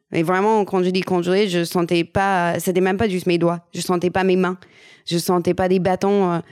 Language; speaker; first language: French; non-native, fluent; English